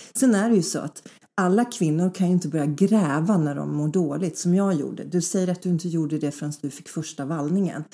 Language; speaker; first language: Swedish; early bilingual, other home language; Polish